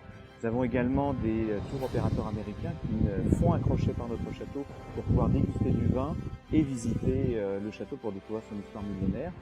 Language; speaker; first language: French; native; French